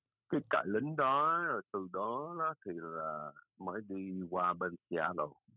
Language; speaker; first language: Vietnamese; native; Vietnamese